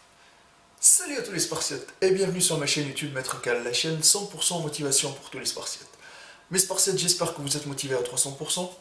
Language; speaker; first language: French; native; French